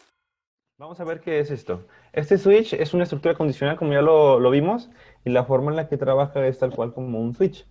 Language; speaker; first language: Spanish; native; Spanish